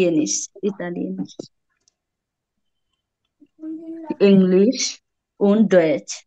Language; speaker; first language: German; non-native, learner; Bangla